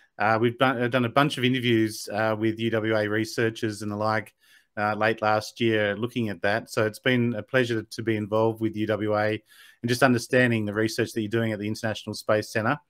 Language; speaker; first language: English; native; English